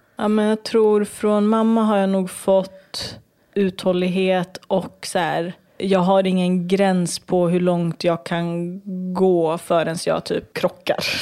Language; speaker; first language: Swedish; early bilingual, other home language; Kurdish